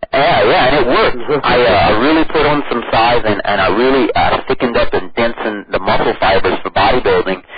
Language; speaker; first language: English; native; English